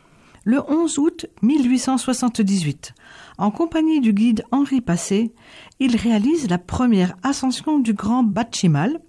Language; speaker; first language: French; native; French